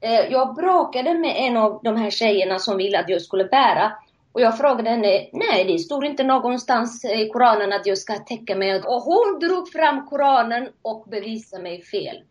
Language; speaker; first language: Swedish; non-native, fluent; Somali